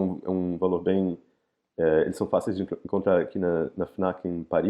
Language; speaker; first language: Portuguese; native; Portuguese